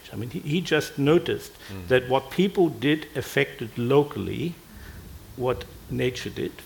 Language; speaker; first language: English; non-native, fluent; German